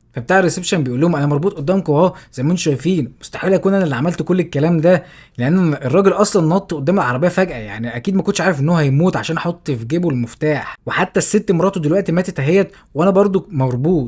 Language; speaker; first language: Arabic; native; Arabic